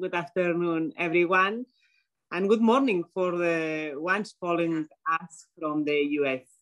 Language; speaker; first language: English; non-native, learner; Catalan